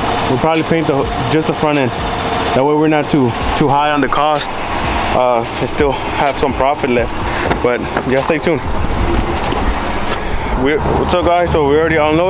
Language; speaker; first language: English; early bilingual, other home language; Spanish